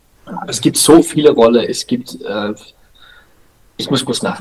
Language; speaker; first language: German; non-native, learner; Dutch